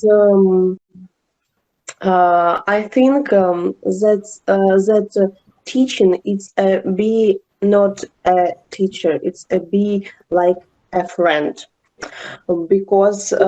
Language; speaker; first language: English; non-native, learner; Ukrainian